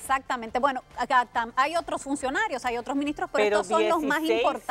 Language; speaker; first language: Spanish; native; Spanish